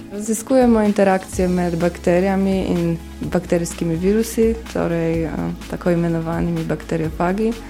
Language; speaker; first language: Slovenian; non-native, fluent; Polish